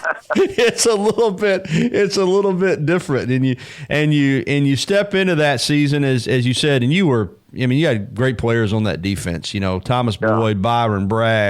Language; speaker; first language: English; native; English